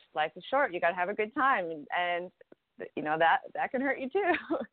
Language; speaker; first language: English; native; English